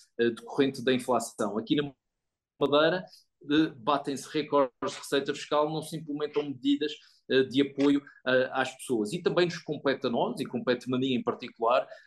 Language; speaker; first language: Portuguese; native; Portuguese